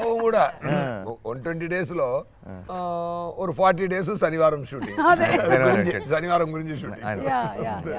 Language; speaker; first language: Telugu; non-native, learner; Tamil